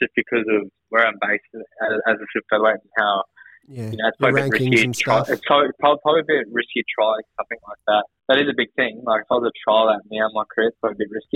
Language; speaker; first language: English; native; English